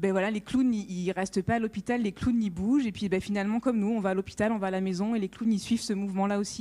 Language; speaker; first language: French; native; French